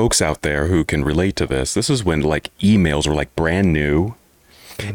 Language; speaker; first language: English; native; English